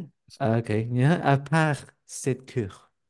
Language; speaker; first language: French; non-native, learner; Spanish